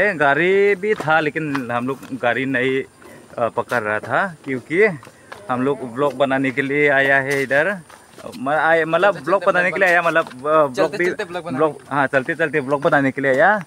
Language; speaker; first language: Hindi; non-native, local second language; Bangla